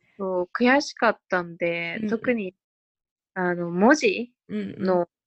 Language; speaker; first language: Japanese; early bilingual, other home language; Spanish